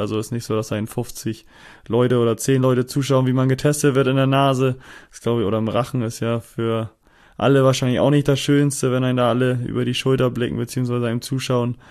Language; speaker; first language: German; native; German